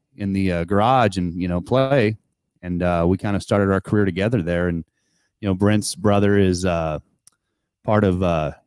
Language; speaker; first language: English; native; English